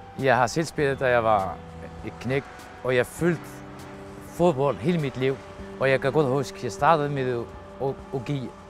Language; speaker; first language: Danish; non-native, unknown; Arabic